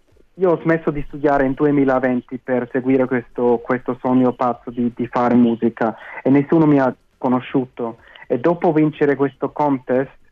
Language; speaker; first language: Italian; non-native, fluent; German